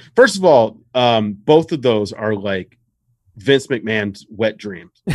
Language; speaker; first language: English; native; English